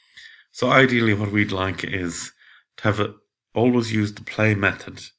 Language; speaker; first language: English; native; English